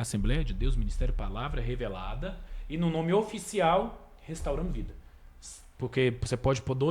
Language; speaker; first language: Portuguese; native; Portuguese